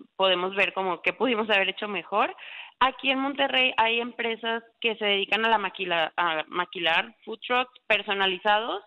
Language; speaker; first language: Spanish; native; Spanish